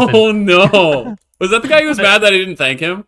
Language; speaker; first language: English; native; English